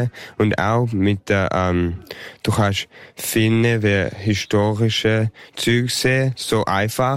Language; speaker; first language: German; early bilingual, heritage; English